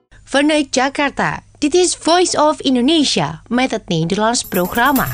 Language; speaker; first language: Dutch; non-native, learner; Indonesian